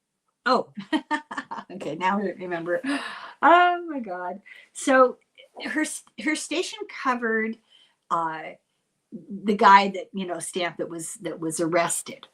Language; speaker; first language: English; native; English